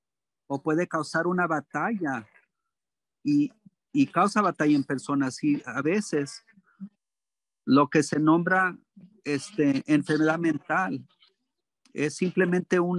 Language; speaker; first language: Spanish; early bilingual, heritage; English